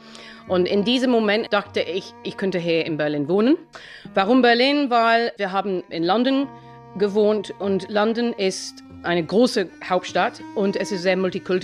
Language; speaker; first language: German; non-native, fluent; English